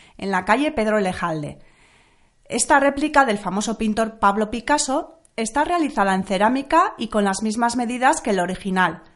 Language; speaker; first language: Spanish; non-native, local second language; Basque